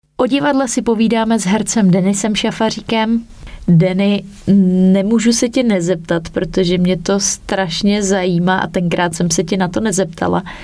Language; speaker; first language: Czech; native; Czech